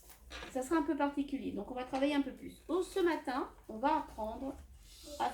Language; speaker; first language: French; native; French